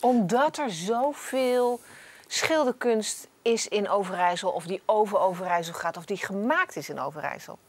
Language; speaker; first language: Dutch; native; Dutch